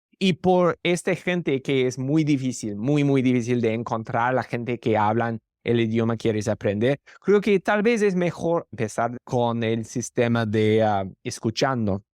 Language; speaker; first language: Spanish; non-native, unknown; English